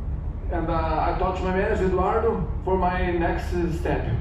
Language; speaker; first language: English; non-native, learner; Portuguese